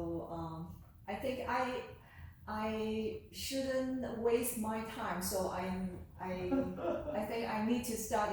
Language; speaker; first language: English; non-native, learner; Chinese